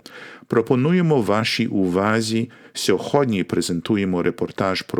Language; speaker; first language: Ukrainian; early bilingual, heritage; Ukrainian